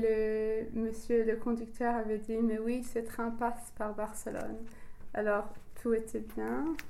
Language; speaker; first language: French; non-native, learner; English